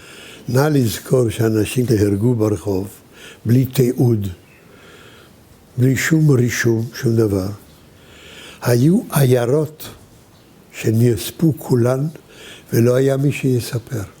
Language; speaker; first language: Hebrew; early bilingual, other home language; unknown